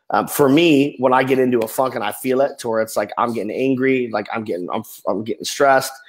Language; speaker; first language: English; native; English